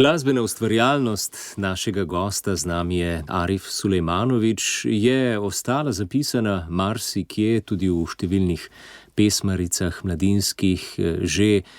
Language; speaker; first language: Slovenian; native; Slovenian